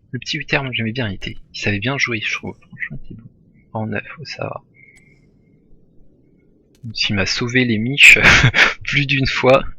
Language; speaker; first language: French; native; French